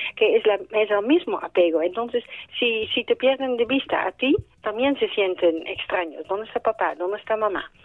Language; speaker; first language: Spanish; non-native, fluent; Dutch